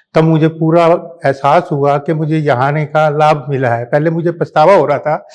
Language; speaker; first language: Hindi; native; Hindi